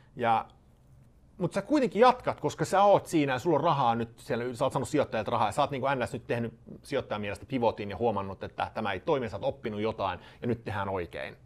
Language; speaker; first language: Finnish; non-native, fluent; Swedish